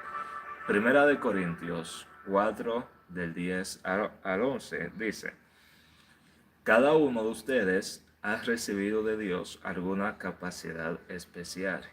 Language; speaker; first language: Spanish; native; Spanish